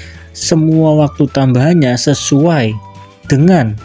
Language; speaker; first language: Indonesian; native; Indonesian